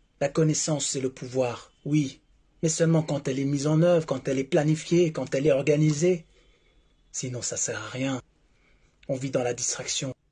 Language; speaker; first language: French; non-native, local second language; Lingala